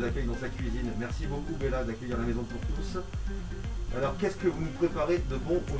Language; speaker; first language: French; native; French